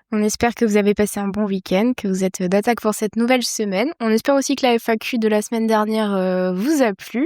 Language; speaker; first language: French; native; French